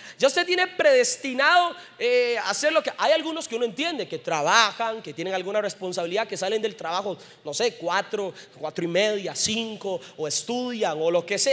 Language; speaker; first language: Spanish; native; Spanish